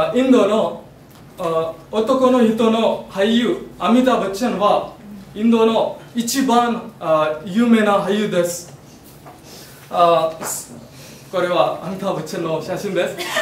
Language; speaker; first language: Japanese; non-native, learner; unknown